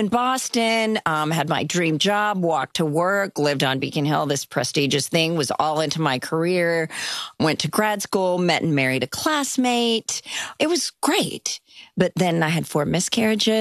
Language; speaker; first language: English; early bilingual, other home language; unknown